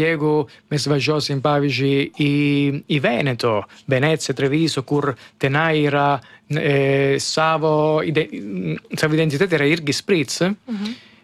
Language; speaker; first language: Lithuanian; non-native, learner; Italian